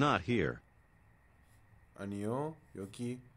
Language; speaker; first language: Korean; non-native, learner; English